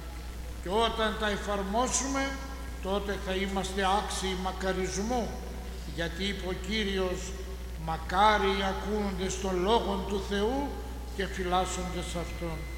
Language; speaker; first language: Greek; native; Greek